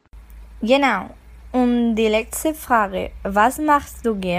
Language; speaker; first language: German; non-native, learner; Spanish